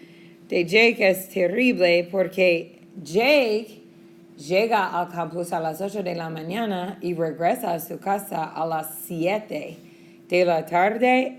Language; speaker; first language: Spanish; non-native, fluent; English